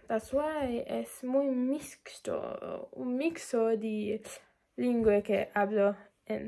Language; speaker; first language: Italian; non-native, learner; English